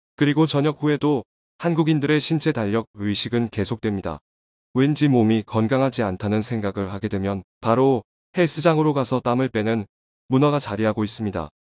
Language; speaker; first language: Korean; native; Korean